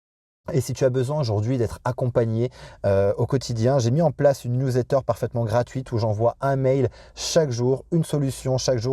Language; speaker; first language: French; native; French